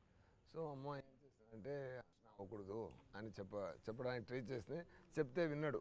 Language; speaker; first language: Telugu; non-native, fluent; Tamil